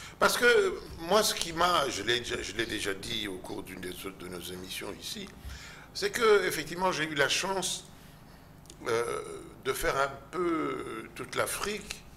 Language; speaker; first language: French; non-native, local second language; Lingala